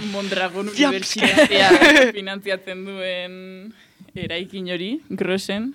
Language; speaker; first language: Basque; non-native, local second language; Spanish